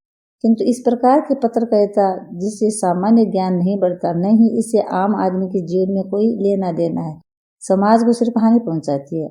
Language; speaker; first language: Hindi; native; Hindi